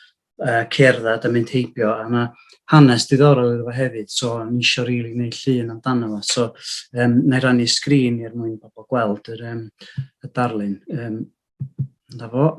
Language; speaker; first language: Welsh; native; Welsh